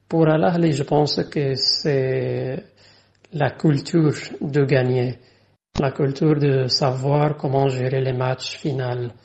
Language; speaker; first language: French; non-native, fluent; Arabic